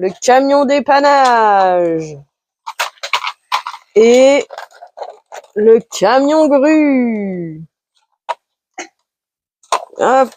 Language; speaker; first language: French; native; French